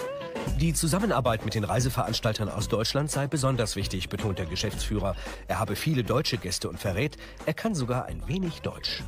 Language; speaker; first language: German; native; German